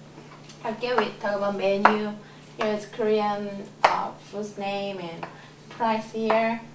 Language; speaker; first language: English; non-native, learner; Korean